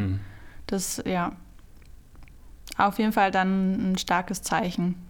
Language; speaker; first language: German; native; German